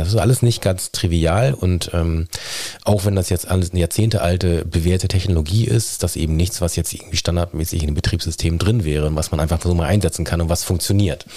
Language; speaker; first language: German; native; German